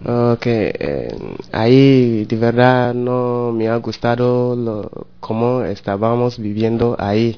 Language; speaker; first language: Spanish; non-native, learner; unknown